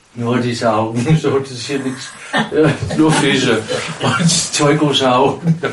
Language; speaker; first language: German; non-native, fluent; Danish